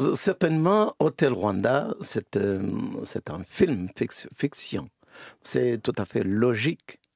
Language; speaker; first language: French; non-native, local second language; Kinyarwanda